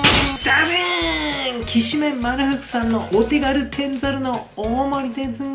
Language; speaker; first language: Japanese; native; Japanese